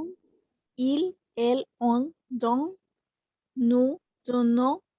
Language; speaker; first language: French; non-native, learner; Spanish